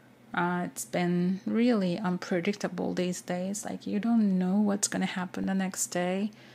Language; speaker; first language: English; non-native, fluent; Japanese